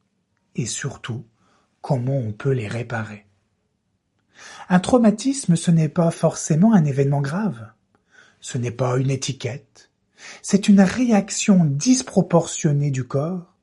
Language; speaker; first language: French; native; French